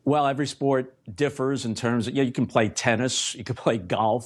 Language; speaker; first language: English; native; English